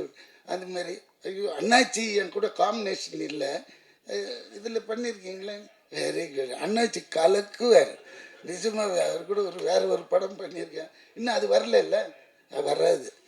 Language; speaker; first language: Tamil; native; Tamil